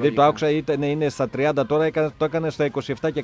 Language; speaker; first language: Greek; native; Greek